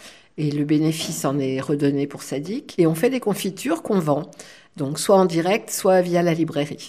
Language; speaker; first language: French; native; French